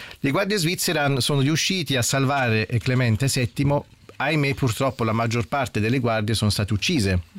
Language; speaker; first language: Italian; early bilingual, heritage; German